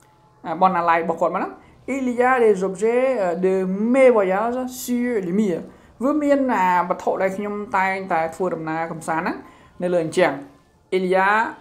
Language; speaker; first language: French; non-native, learner; Khmer